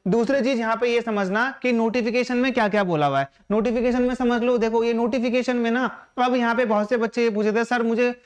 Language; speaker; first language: Hindi; native; Hindi